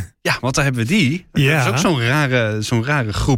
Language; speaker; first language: Dutch; native; Dutch